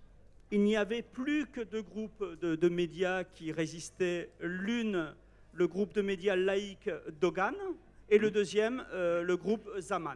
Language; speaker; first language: French; non-native, fluent; Turkish